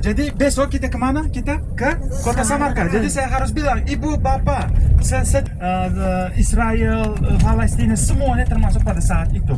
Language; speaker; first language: Indonesian; non-native, fluent; Uzbek